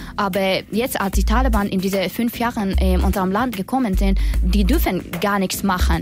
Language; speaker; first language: German; non-native, learner; Persian